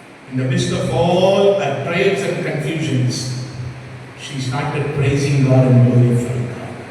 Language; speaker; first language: English; non-native, local second language; Tamil